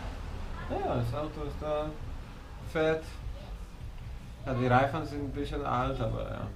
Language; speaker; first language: German; non-native, learner; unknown